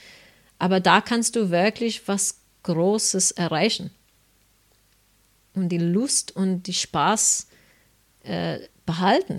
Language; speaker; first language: German; non-native, fluent; English